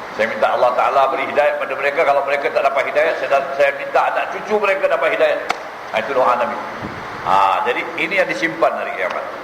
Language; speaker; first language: Malay; native; Malay